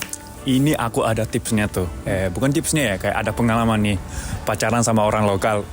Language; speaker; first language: Indonesian; non-native, fluent; Japanese